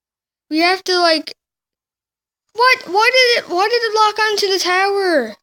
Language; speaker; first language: English; native; English